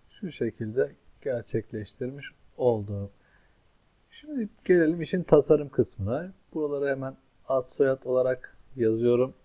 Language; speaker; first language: Turkish; native; Turkish